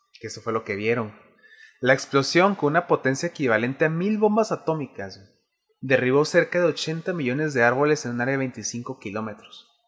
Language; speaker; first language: Spanish; native; Spanish